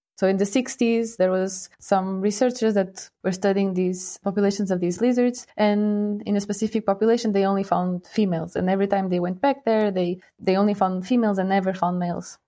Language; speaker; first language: English; non-native, fluent; Portuguese